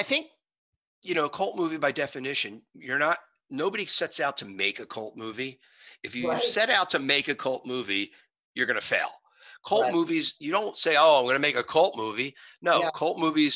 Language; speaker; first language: English; native; English